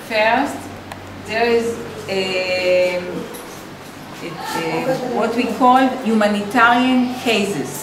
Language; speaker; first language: English; non-native, fluent; Hebrew